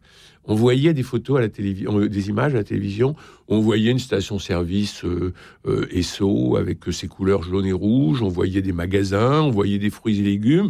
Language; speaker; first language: French; native; French